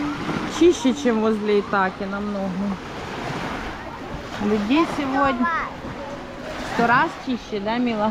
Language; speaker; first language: Russian; native; Russian